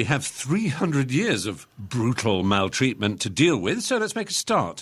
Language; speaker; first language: English; native; English